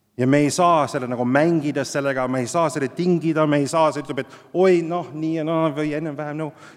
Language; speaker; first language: Estonian; non-native, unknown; English